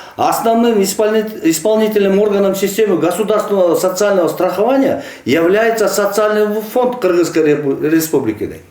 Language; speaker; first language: Russian; non-native, local second language; Kyrgyz